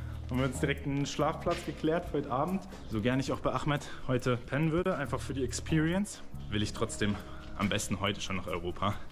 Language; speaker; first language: German; native; German